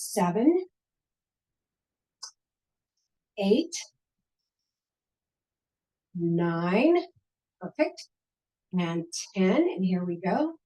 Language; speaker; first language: English; native; English